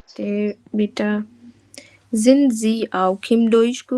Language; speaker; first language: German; non-native, fluent; Hindi